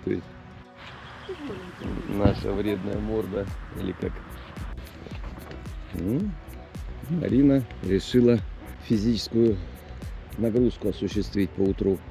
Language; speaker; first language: Russian; native; Russian